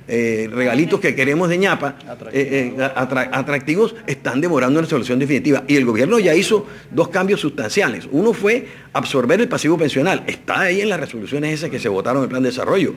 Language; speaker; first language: Spanish; native; Spanish